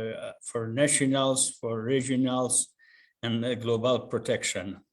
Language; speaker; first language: English; non-native, learner; Albanian